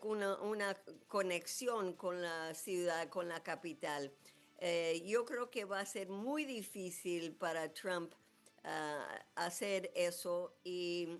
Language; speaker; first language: Spanish; non-native, fluent; English